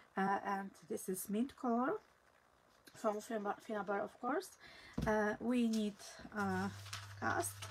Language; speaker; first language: English; non-native, learner; Polish